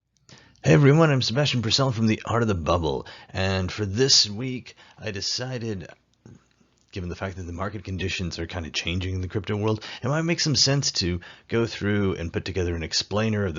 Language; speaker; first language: English; native; English